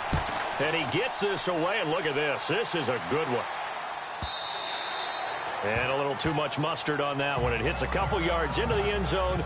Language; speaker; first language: English; native; English